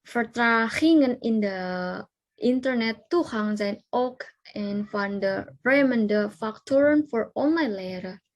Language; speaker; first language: Dutch; non-native, learner; Indonesian